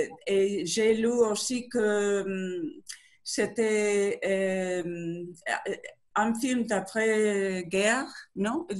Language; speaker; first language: French; non-native, learner; Spanish